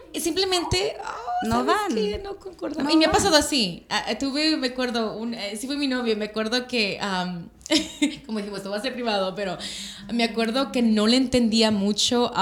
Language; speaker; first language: Spanish; early bilingual, heritage; Spanish